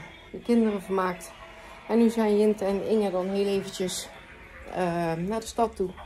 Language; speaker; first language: Dutch; native; Dutch